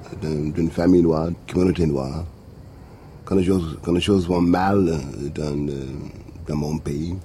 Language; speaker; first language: French; non-native, fluent; English